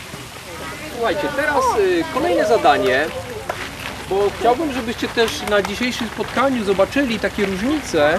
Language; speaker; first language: Polish; native; Polish